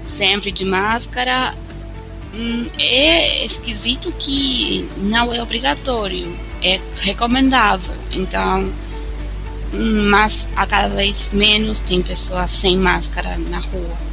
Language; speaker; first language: Portuguese; non-native, fluent; Spanish